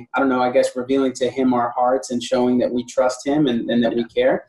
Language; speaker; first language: English; native; English